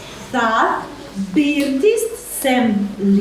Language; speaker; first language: Icelandic; non-native, learner; Ukrainian